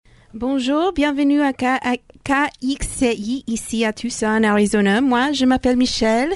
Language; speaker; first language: French; non-native, learner; English